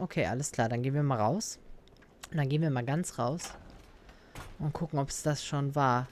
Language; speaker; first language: German; native; German